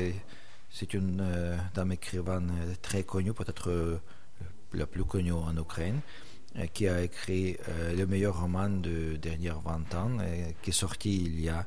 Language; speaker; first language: French; non-native, fluent; Russian